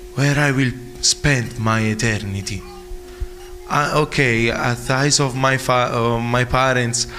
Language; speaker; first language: English; non-native, fluent; Italian